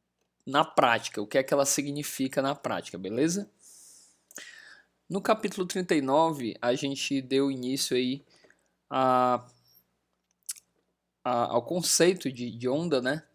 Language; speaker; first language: Portuguese; native; Portuguese